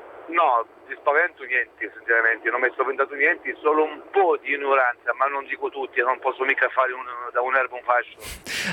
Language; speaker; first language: Italian; non-native, fluent; Arabic